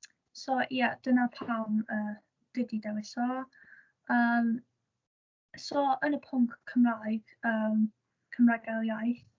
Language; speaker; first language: Welsh; non-native, local second language; English